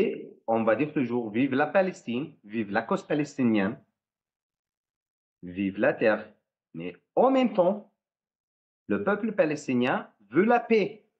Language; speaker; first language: French; non-native, fluent; Arabic